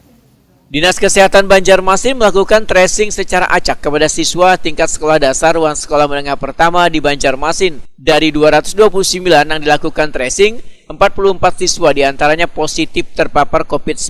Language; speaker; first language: Indonesian; non-native, local second language; Banjar